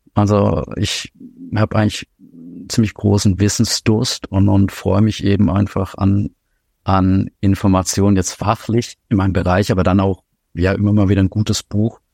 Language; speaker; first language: German; native; German